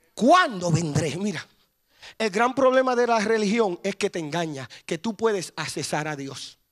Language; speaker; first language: Spanish; early bilingual, heritage; Spanish